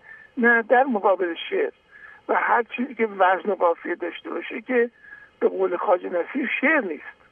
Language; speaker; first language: Persian; native; Persian